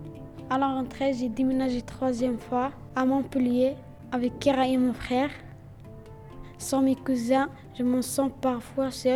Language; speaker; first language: French; non-native, learner; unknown